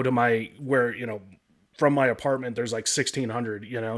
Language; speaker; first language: English; native; English